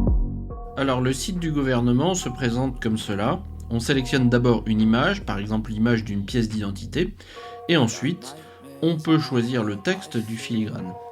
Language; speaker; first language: French; native; French